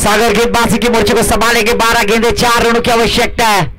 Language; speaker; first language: Hindi; non-native, local second language; Marathi